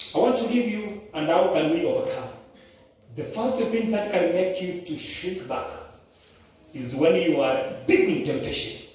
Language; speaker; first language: English; non-native, local second language; Swahili